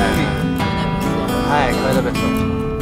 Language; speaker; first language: Japanese; non-native, learner; Korean